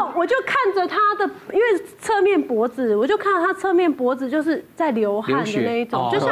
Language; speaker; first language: Chinese; native; Chinese